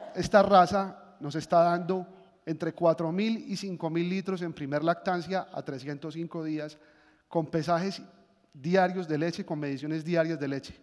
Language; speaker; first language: Spanish; native; Spanish